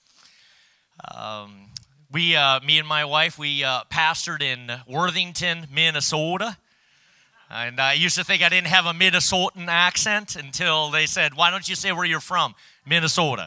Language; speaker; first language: English; native; English